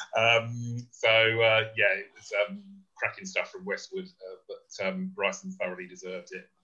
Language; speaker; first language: English; native; English